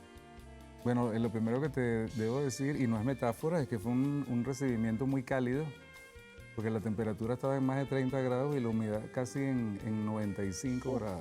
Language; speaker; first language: Spanish; native; Spanish